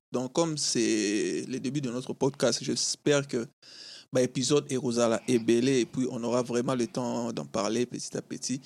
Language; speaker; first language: French; non-native, local second language; Lingala